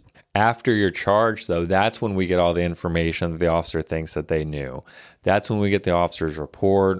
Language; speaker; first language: English; native; English